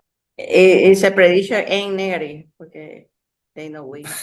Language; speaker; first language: English; non-native, learner; Spanish